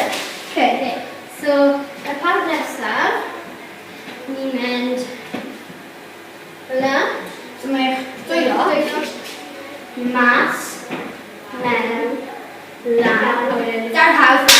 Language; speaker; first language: Welsh; non-native, local second language; English